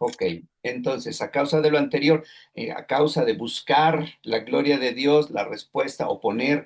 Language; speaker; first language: Spanish; native; Spanish